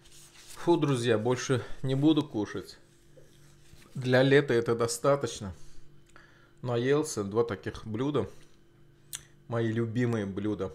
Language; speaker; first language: Russian; non-native, local second language; Azerbaijani